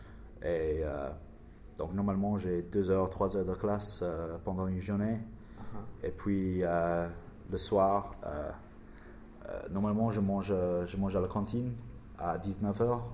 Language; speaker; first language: French; non-native, learner; English